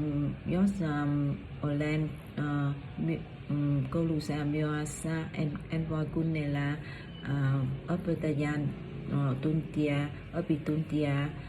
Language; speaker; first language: Finnish; non-native, learner; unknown